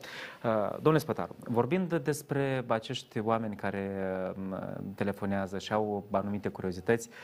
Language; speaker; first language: Romanian; native; Romanian